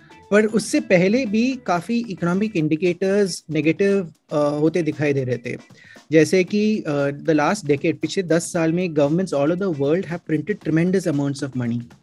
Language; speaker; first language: Hindi; non-native, local second language; Malayalam